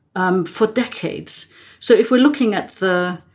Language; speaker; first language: English; native; English